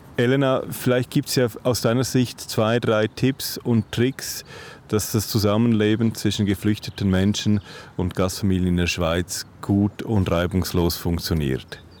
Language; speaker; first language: German; native; German